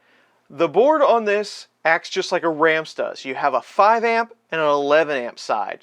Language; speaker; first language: English; native; English